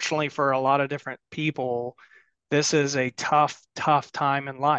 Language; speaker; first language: English; native; English